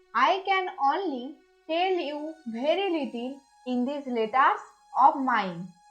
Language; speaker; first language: English; non-native, local second language; Bangla